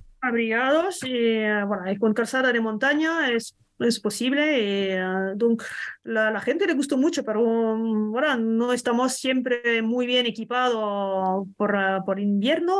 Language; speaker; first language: Spanish; non-native, learner; French